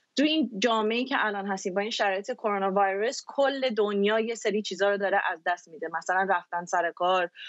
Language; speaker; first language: Persian; early bilingual, heritage; Persian